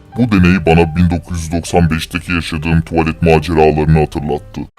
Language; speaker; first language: Turkish; native; Turkish